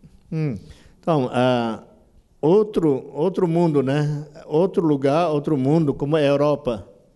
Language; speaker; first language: Portuguese; non-native, local second language; Yanomámi